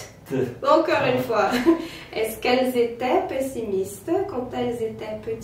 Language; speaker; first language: French; non-native, fluent; Polish